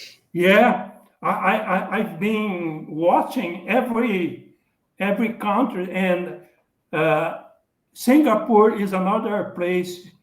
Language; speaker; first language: English; non-native, learner; Portuguese